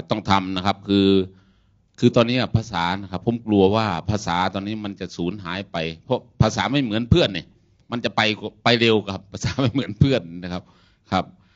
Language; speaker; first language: Thai; non-native, local second language; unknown